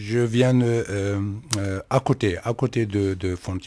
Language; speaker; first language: French; non-native, learner; Kurdish